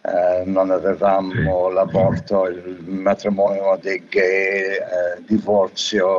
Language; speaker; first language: Italian; non-native, fluent; English